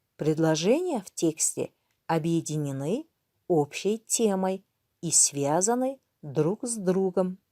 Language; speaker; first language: Russian; non-native, local second language; Kyrgyz